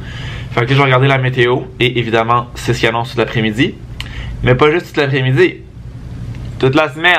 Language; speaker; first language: French; native; French